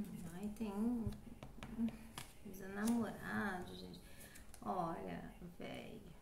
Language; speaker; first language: Portuguese; native; Portuguese